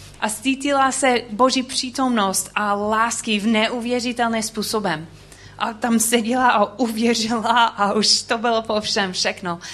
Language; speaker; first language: Czech; non-native, learner; English